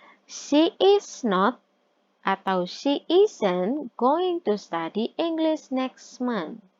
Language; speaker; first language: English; non-native, fluent; Indonesian